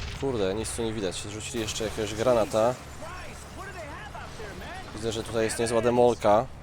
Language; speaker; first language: Polish; native; Polish